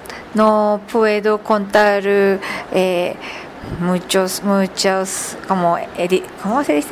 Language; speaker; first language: Spanish; non-native, learner; Japanese